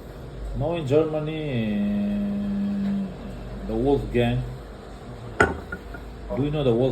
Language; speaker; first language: English; non-native, fluent; Nepali